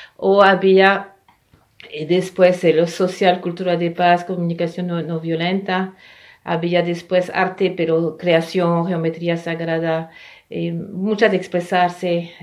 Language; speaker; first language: Spanish; non-native, fluent; French